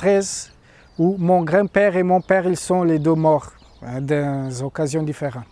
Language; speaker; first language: French; non-native, fluent; Portuguese